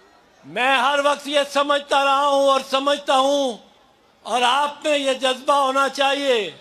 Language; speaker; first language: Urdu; non-native, local second language; Punjabi